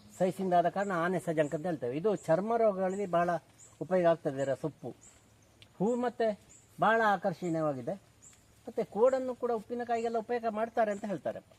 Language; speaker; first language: Kannada; non-native, local second language; Tulu